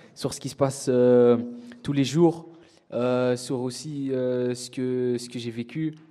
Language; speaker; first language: French; native; French